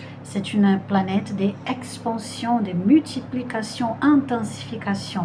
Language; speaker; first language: French; non-native, fluent; Portuguese